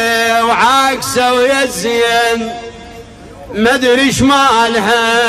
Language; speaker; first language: Arabic; native; Arabic